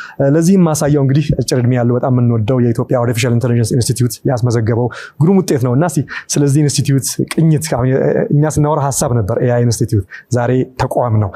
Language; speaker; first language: Amharic; native; Amharic